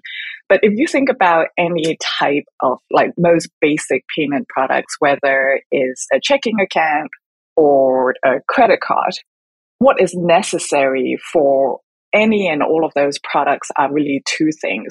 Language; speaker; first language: English; non-native, local second language; Cantonese